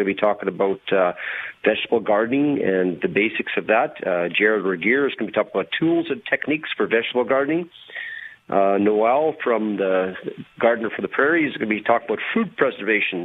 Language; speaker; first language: English; native; English